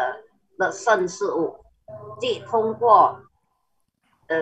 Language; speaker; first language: Chinese; early bilingual, heritage; Chinese